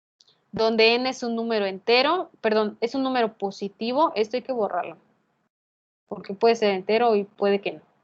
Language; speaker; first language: Spanish; native; Spanish